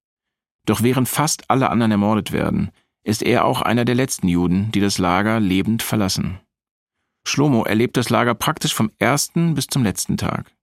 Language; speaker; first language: German; native; German